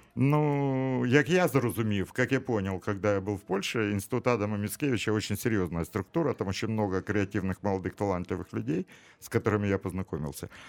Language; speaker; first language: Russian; native; Russian